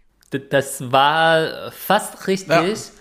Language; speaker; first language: German; non-native, fluent; Chinese